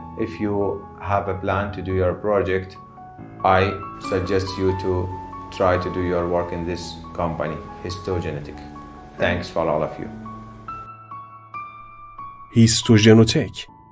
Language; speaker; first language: English; non-native, fluent; Arabic